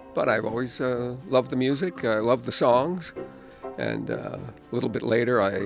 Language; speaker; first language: English; native; English